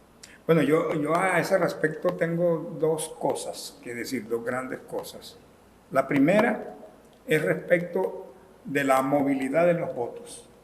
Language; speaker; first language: Spanish; native; Spanish